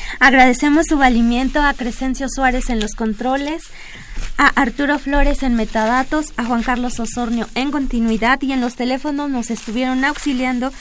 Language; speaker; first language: Spanish; native; Spanish